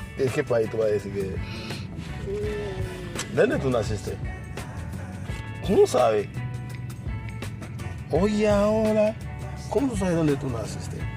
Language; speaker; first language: Spanish; non-native, fluent; Haitian Creole